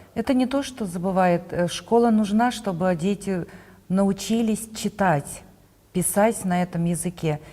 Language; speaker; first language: Russian; non-native, local second language; Bashkir